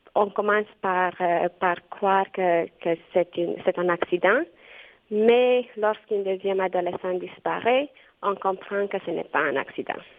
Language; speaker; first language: French; non-native, fluent; Romanian